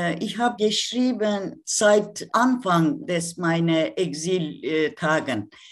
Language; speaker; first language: German; non-native, learner; Turkish